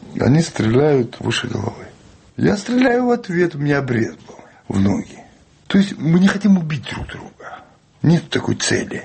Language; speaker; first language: Russian; non-native, local second language; Chechen